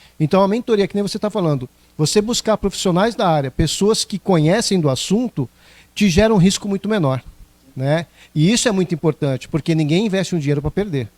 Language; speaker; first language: Portuguese; native; Portuguese